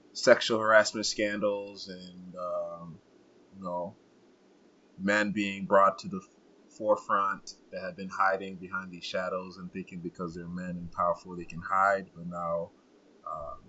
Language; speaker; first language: English; non-native, local second language; Kinyarwanda